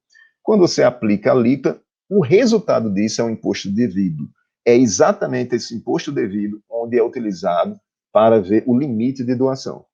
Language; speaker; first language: Portuguese; native; Portuguese